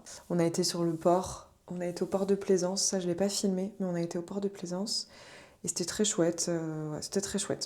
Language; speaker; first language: French; native; French